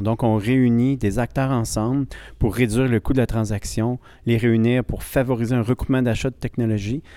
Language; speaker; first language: French; native; French